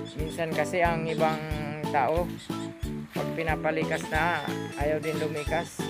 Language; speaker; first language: Filipino; non-native, local second language; Bikol